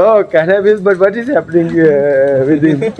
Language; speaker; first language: English; non-native, learner; Punjabi